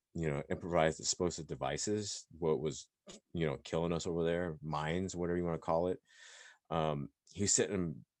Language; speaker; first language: English; native; English